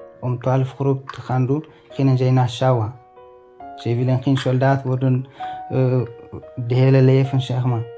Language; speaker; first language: Dutch; non-native, learner; Tigrinya